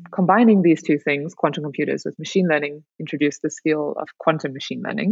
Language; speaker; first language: English; native; English